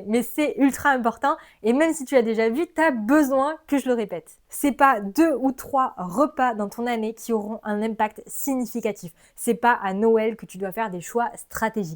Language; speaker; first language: French; native; French